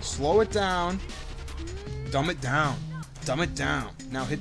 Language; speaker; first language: English; native; English